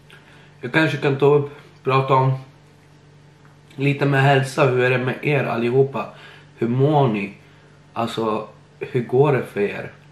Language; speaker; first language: Swedish; early bilingual, other home language; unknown